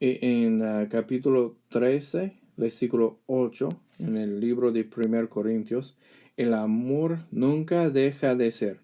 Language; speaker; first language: Spanish; non-native, fluent; English